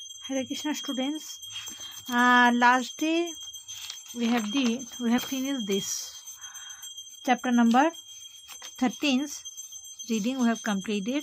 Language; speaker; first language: English; non-native, local second language; Bangla